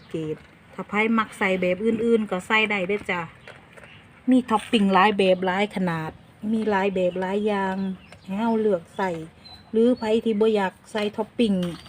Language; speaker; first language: Thai; native; Thai